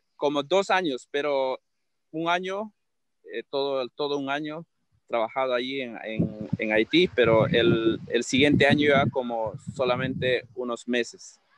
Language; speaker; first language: Spanish; native; Spanish